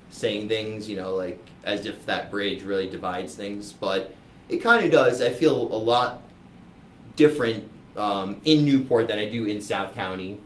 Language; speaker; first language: English; native; English